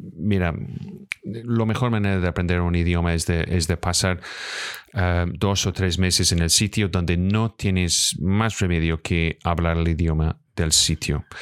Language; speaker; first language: Spanish; non-native, fluent; English